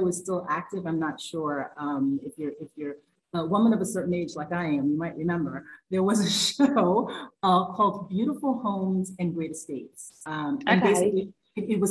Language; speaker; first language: English; native; English